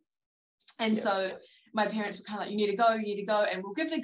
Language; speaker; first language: English; native; English